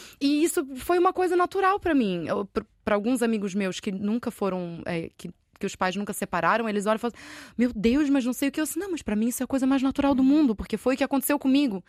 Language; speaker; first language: Portuguese; native; Portuguese